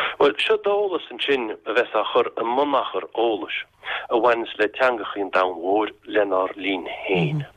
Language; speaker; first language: Irish; non-native, local second language; English